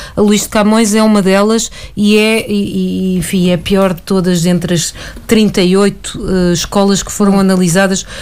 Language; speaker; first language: Portuguese; native; Portuguese